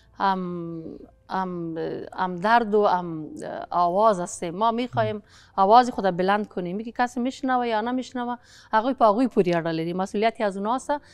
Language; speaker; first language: Persian; non-native, local second language; Pashto